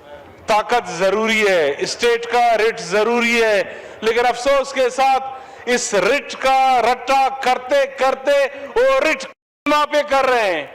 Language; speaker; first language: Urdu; non-native, local second language; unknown